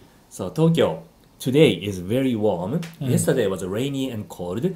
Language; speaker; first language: English; non-native, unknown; Japanese